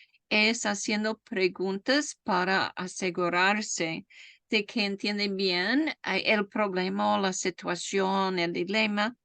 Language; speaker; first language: Spanish; non-native, fluent; English